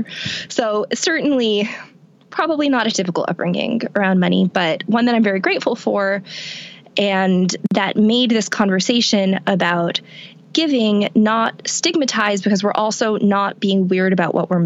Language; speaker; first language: English; native; English